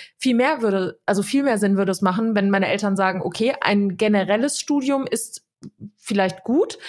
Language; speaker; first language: German; early bilingual, other home language; Serbian